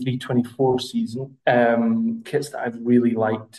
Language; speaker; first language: English; native; English